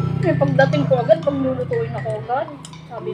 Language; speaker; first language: Filipino; native; Filipino